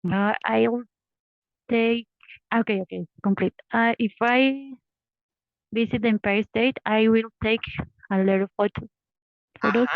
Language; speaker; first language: English; non-native, learner; Spanish